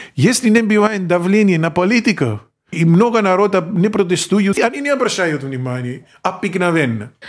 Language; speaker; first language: Russian; non-native, fluent; Greek